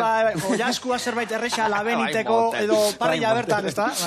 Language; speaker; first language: Basque; native; Basque